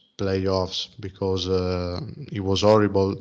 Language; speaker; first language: English; non-native, learner; Italian